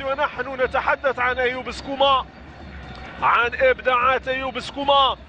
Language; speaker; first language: Arabic; native; Arabic